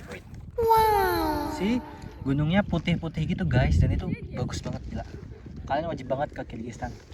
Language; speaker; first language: Indonesian; native; Indonesian